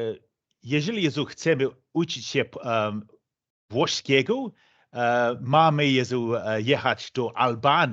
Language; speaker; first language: Polish; non-native, learner; English